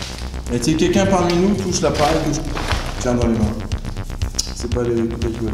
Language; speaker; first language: French; native; French